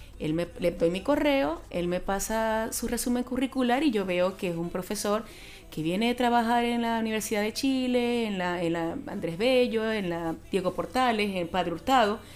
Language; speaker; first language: Spanish; native; Spanish